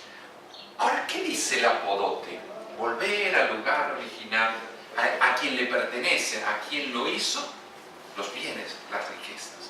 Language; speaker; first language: Spanish; native; Spanish